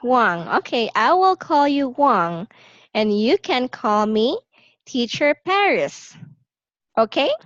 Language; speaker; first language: English; non-native, local second language; Filipino